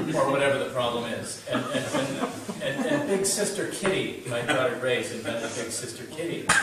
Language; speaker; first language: English; native; English